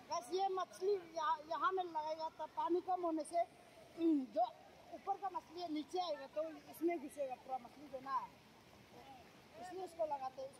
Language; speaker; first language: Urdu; non-native, local second language; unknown